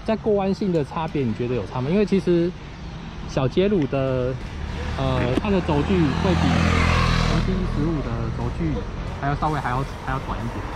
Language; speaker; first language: Chinese; native; Chinese